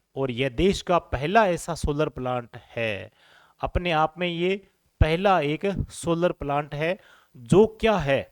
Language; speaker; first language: Hindi; native; Hindi